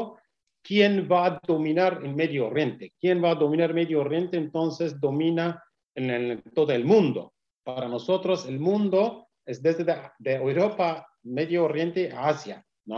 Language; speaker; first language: Spanish; non-native, learner; Kurdish